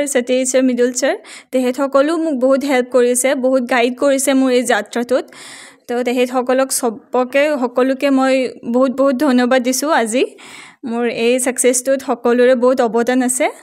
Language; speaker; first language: Assamese; native; Assamese